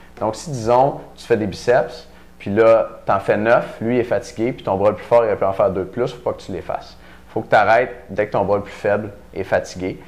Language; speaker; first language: French; native; French